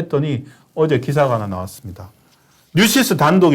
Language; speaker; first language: Korean; native; Korean